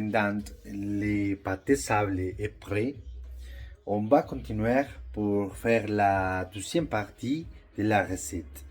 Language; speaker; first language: French; non-native, learner; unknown